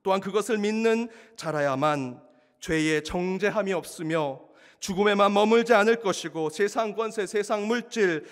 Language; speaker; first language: Korean; native; Korean